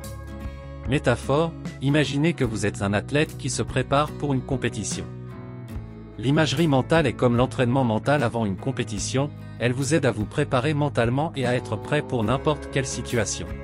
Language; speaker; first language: French; native; French